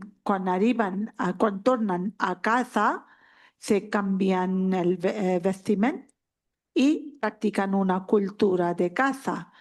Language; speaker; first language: Spanish; non-native, learner; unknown